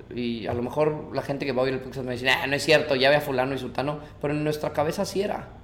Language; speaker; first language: Spanish; native; Spanish